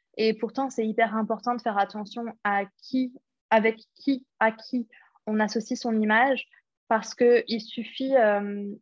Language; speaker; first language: French; early bilingual, other home language; English